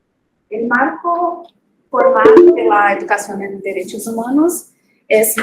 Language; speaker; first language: Spanish; non-native, fluent; Portuguese